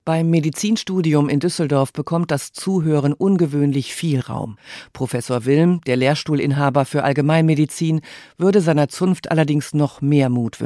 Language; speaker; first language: German; native; German